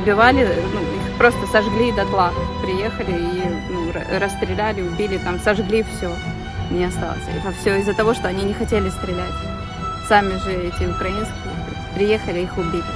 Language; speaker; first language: Russian; native; Russian